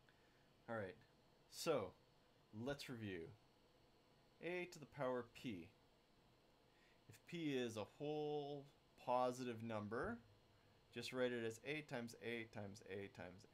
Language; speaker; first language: English; native; English